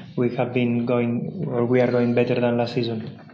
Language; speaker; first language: English; non-native, fluent; Spanish